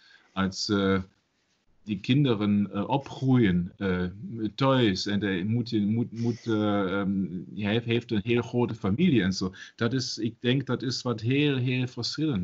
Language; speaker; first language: Dutch; non-native, learner; German